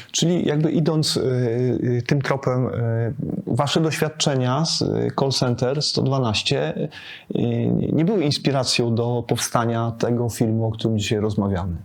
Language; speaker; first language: Polish; native; Polish